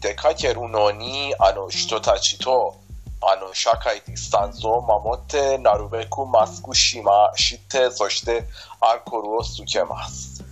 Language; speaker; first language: Japanese; non-native, fluent; Persian